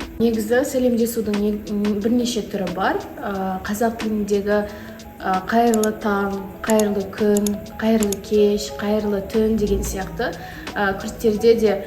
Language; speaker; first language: Kazakh; non-native, local second language; Kurdish